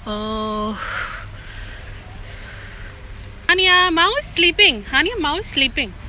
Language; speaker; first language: English; non-native, local second language; Hindi